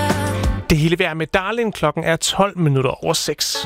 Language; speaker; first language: Danish; native; Danish